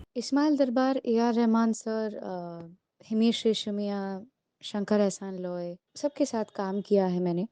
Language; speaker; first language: Hindi; non-native, local second language; Bangla